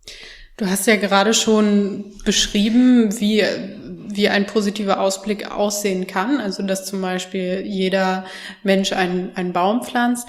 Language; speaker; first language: German; native; German